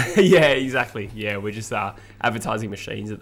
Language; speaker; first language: English; native; English